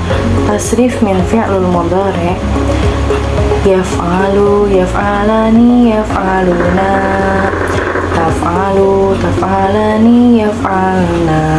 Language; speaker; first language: Arabic; non-native, learner; Indonesian